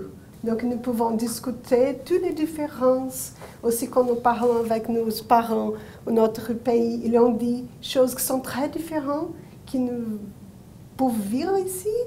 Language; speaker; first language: French; non-native, learner; Portuguese